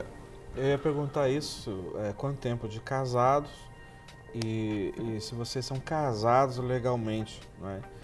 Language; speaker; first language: Portuguese; native; Portuguese